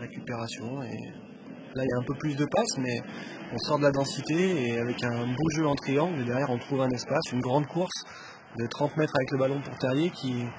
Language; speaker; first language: French; native; French